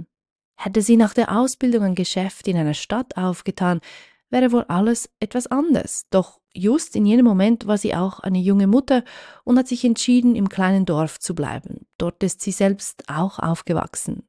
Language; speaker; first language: German; native; German